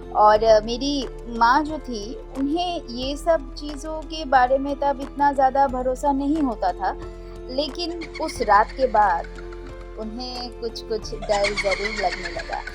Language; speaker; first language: Hindi; non-native, local second language; Bangla